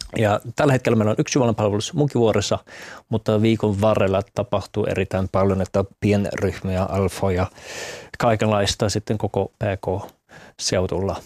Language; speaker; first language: Finnish; non-native, fluent; German